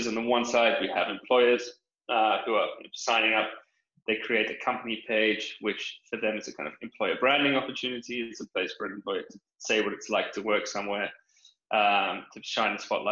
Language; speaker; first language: English; native; English